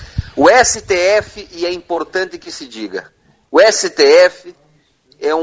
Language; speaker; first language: Portuguese; native; Portuguese